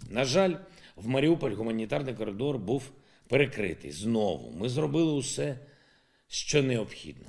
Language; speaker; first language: Ukrainian; non-native, local second language; Russian